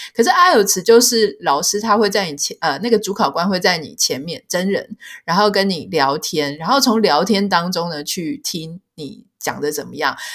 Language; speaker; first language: Chinese; native; Chinese